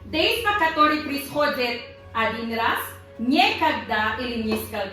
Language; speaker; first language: Russian; non-native, learner; Tajik